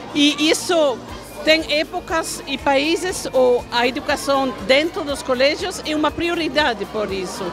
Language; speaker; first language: Portuguese; non-native, fluent; French